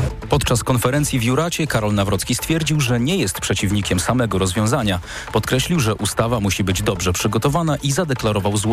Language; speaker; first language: Polish; native; Polish